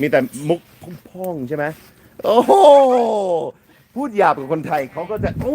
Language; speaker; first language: Thai; non-native, fluent; English